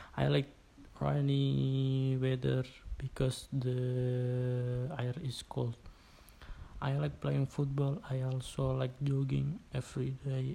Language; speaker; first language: English; non-native, learner; Indonesian